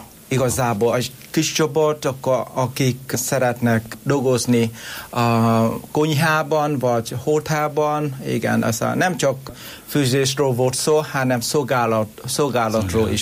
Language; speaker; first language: Hungarian; non-native, learner; Vietnamese